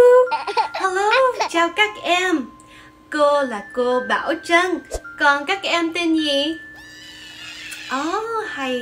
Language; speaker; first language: Vietnamese; early bilingual, heritage; Vietnamese